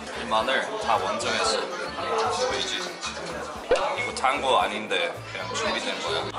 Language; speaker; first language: Korean; non-native, fluent; English